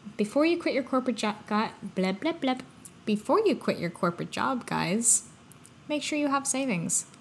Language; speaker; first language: English; native; English